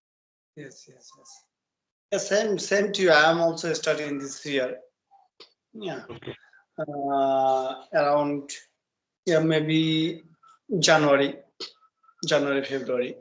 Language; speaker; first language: English; non-native, learner; Bangla